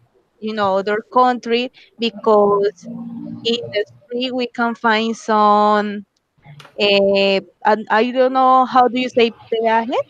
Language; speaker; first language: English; non-native, learner; Spanish